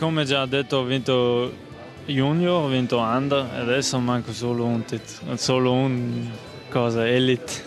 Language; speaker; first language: Italian; non-native, local second language; German